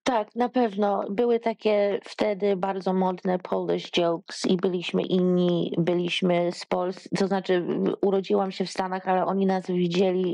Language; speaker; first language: Polish; early bilingual, heritage; Polish